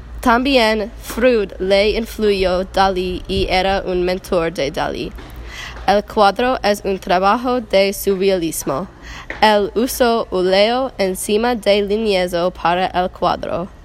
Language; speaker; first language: Spanish; non-native, learner; English